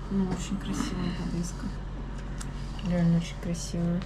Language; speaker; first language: Russian; native; Russian